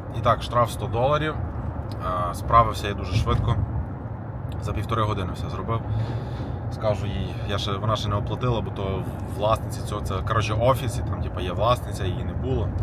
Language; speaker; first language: Ukrainian; non-native, local second language; Russian